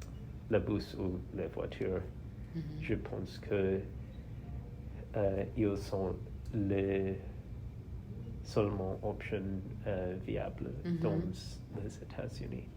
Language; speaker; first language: French; non-native, learner; English